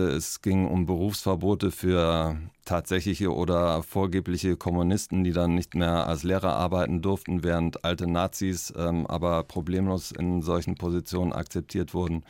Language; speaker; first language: German; native; German